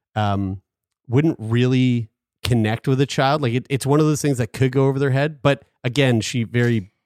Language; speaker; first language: English; native; English